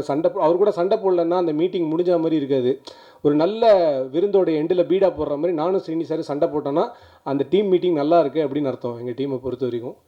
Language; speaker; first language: Tamil; native; Tamil